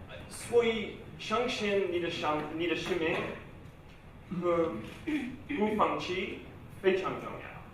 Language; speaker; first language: Chinese; non-native, learner; English